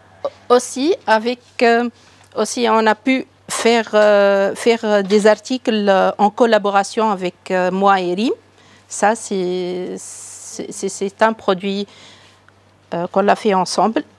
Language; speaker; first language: French; non-native, local second language; Arabic